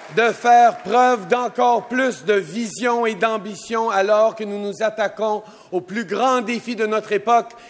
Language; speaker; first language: French; native; French